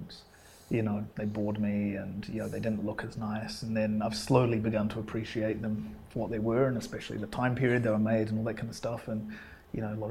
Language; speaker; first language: English; native; English